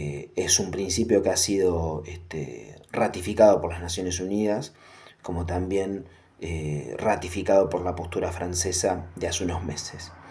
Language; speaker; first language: Spanish; native; Spanish